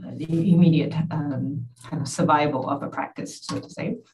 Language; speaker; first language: English; non-native, fluent; Chinese